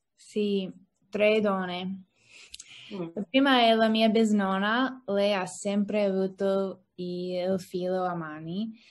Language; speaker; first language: Italian; non-native, learner; English